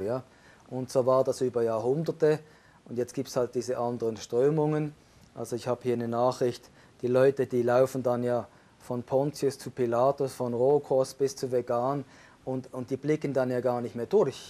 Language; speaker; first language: German; native; German